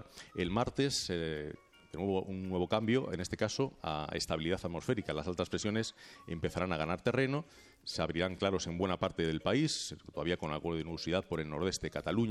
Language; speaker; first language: Spanish; native; Spanish